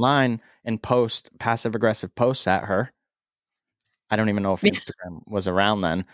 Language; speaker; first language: English; native; English